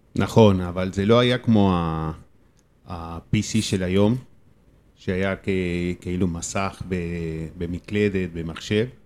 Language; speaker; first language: Hebrew; non-native, fluent; Spanish